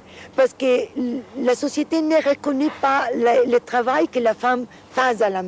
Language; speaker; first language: French; non-native, fluent; Spanish